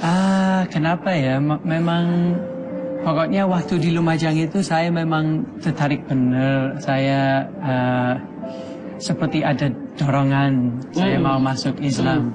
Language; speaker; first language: Indonesian; non-native, fluent; English